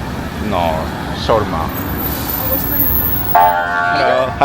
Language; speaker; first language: English; non-native, learner; Japanese